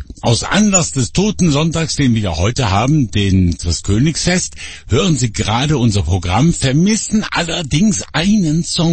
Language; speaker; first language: German; native; German